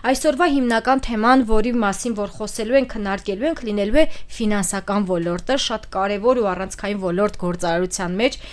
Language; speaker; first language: Armenian; native; Armenian